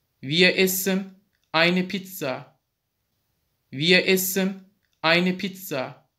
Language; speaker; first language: German; non-native, fluent; Turkish